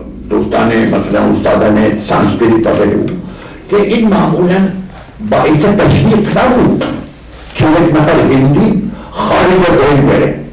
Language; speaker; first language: Persian; non-native, fluent; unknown